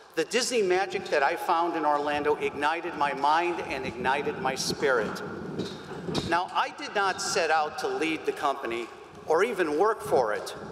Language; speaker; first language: English; native; English